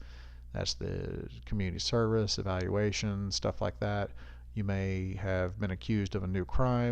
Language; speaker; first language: English; native; English